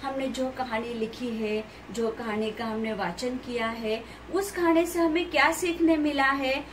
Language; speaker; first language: Hindi; non-native, local second language; Marathi